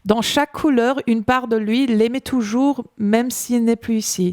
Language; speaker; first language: French; non-native, fluent; English